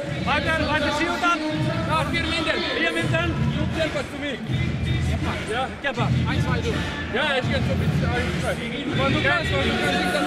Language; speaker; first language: German; non-native, learner; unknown